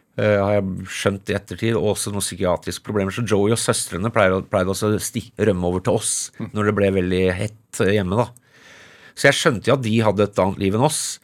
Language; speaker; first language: Norwegian; early bilingual, other home language; English